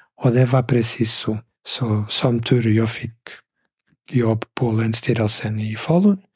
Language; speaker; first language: Swedish; non-native, fluent; Portuguese